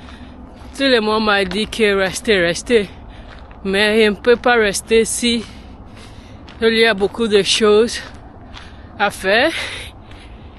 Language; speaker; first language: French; non-native, learner; English